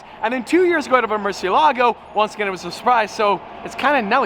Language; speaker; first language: English; native; English